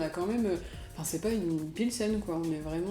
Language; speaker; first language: French; native; French